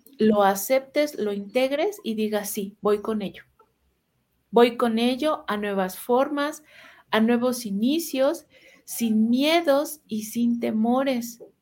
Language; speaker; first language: Spanish; native; Spanish